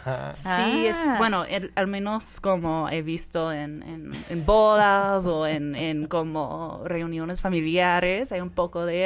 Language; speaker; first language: Spanish; non-native, fluent; Persian